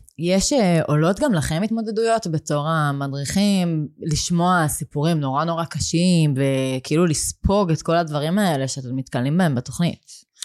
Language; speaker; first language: Hebrew; native; Hebrew